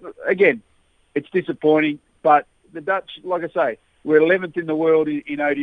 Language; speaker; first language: English; native; English